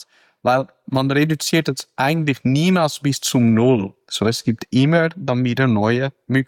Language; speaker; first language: German; non-native, fluent; Dutch